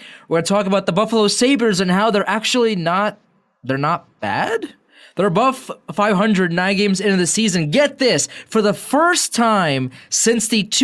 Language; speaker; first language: English; native; English